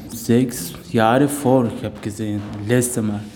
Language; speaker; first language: German; non-native, fluent; Persian